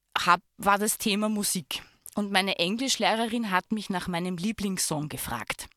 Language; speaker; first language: German; native; German